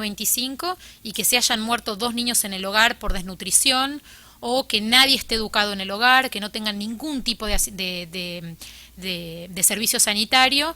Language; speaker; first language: Spanish; native; Spanish